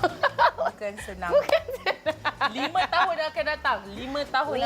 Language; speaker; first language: Malay; native; Malay